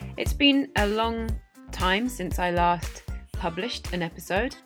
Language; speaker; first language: English; native; English